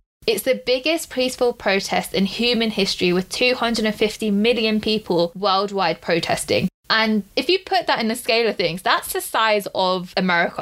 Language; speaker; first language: English; early bilingual, other home language; Punjabi